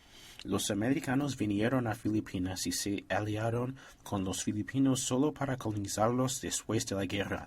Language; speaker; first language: Spanish; non-native, learner; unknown